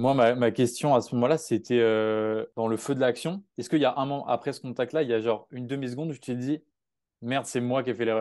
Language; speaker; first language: French; native; French